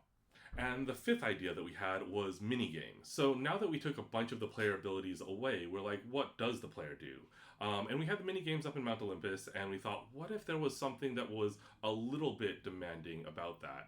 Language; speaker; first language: English; native; English